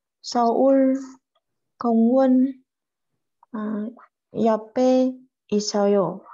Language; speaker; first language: Korean; non-native, learner; Vietnamese